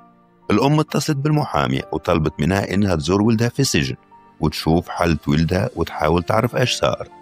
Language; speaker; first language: Arabic; native; Arabic